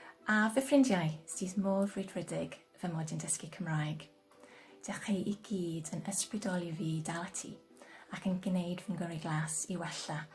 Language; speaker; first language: Welsh; non-native, fluent; English